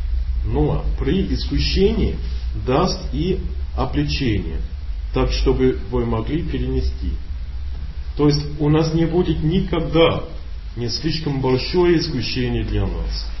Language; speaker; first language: Russian; non-native, learner; English